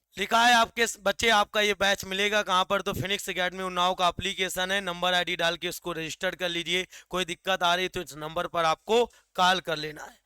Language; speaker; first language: Hindi; native; Hindi